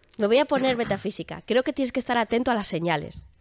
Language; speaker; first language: Spanish; native; Spanish